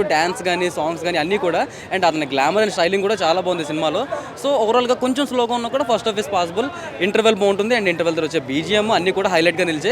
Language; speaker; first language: Telugu; native; Telugu